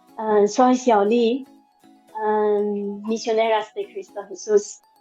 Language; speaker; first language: Spanish; non-native, learner; Chinese